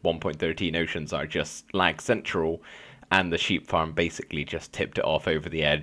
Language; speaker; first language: English; native; English